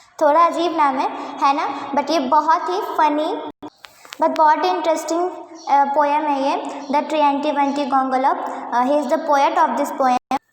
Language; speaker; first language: Hindi; native; Hindi